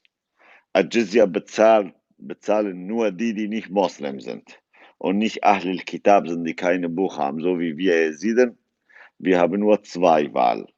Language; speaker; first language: German; non-native, fluent; Kurdish